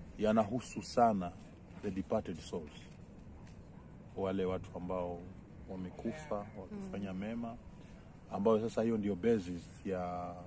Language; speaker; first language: Swahili; non-native, local second language; Giryama